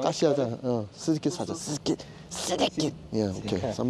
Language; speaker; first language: Indonesian; non-native, learner; Korean